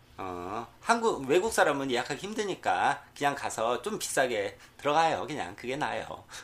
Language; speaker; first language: Korean; native; Korean